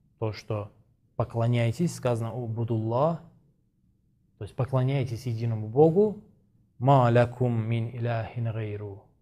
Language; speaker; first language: Russian; non-native, local second language; Azerbaijani